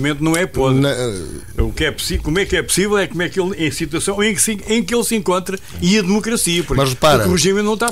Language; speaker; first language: Portuguese; native; Portuguese